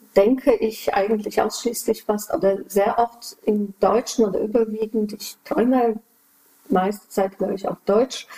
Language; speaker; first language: German; non-native, fluent; Polish